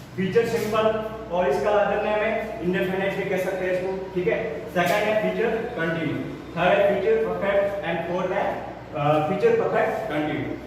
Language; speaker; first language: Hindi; native; Hindi